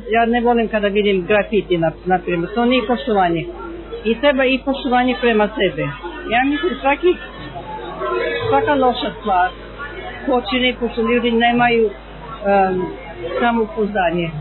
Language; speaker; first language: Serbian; early bilingual, heritage; Serbian